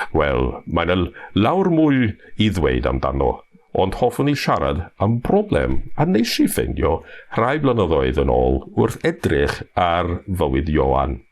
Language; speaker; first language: Welsh; non-native, fluent; English